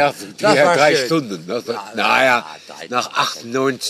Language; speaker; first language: German; non-native, fluent; Dutch